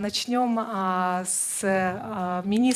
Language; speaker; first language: Russian; native; Russian